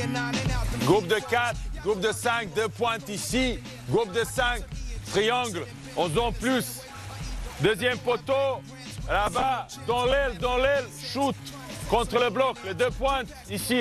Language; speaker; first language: French; non-native, fluent; Serbian